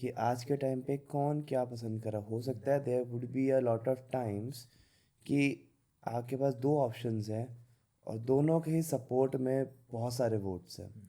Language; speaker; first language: Hindi; native; Hindi